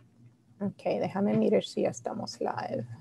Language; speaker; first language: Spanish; early bilingual, heritage; Spanish